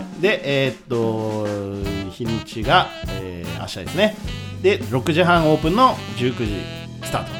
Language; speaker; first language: Japanese; native; Japanese